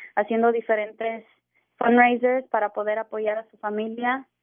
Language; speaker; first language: Spanish; early bilingual, heritage; Spanish